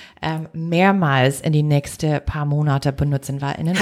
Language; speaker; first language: German; non-native, fluent; English